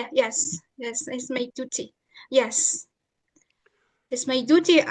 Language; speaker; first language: English; non-native, learner; Spanish